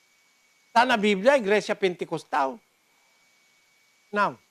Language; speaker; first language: Portuguese; non-native, learner; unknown